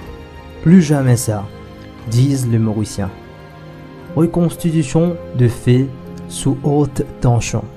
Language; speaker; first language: French; non-native, local second language; Morisyen